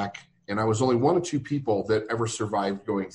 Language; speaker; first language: English; native; English